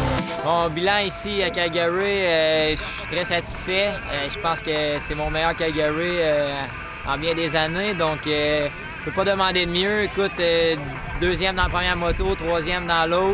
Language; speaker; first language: French; native; French